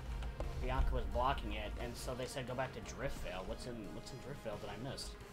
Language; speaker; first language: English; native; English